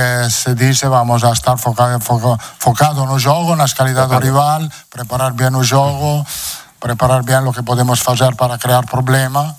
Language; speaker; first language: Portuguese; non-native, learner; Italian